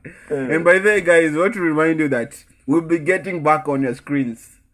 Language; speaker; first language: English; non-native, local second language; Swahili